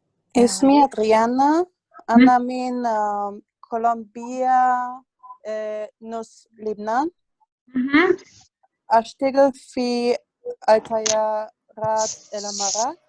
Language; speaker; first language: Arabic; non-native, learner; Spanish